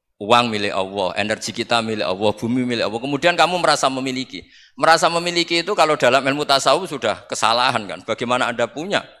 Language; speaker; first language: Indonesian; non-native, local second language; Javanese